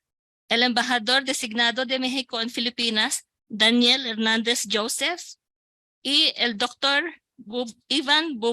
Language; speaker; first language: Spanish; non-native, local second language; Filipino